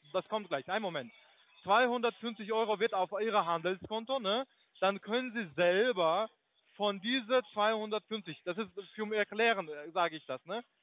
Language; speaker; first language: German; non-native, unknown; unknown